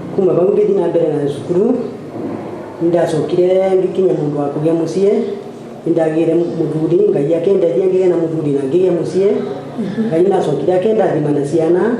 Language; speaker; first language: Kikuyu; non-native, local second language; Embu